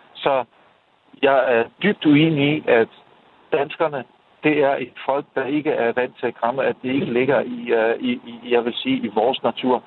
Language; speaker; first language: Danish; non-native, fluent; Polish